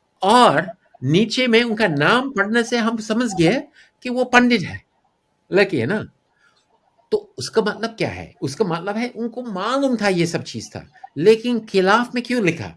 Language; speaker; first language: Hindi; non-native, fluent; English